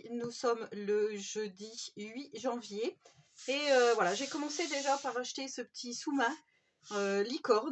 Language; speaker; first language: French; native; French